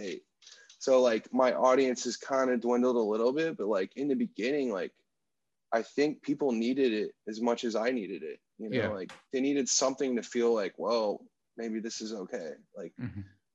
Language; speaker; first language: English; native; English